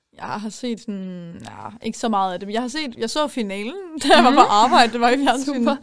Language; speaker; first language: Danish; native; Danish